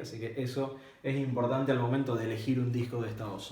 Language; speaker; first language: Spanish; native; Spanish